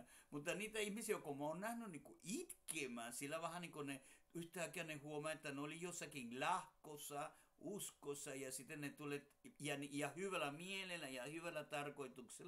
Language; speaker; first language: Finnish; non-native, fluent; Spanish